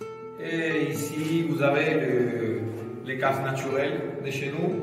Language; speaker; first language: French; non-native, fluent; Spanish